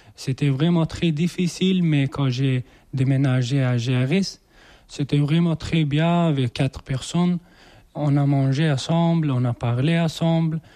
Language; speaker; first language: French; non-native, learner; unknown